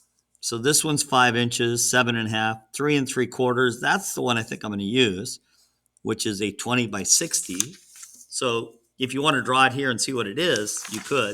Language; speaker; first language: English; native; English